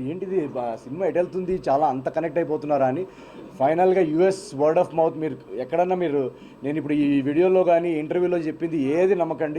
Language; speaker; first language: Telugu; native; Telugu